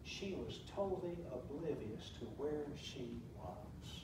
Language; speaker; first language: English; native; English